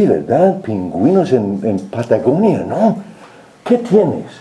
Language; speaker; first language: Spanish; non-native, fluent; English